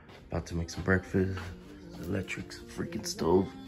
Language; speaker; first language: English; early bilingual, other home language; Spanish